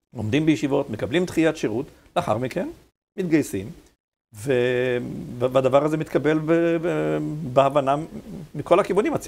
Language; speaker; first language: Hebrew; native; Hebrew